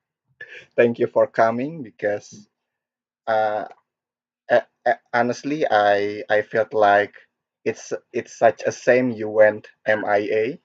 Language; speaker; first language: English; non-native, learner; Korean